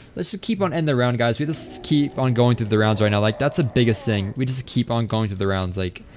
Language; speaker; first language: English; native; English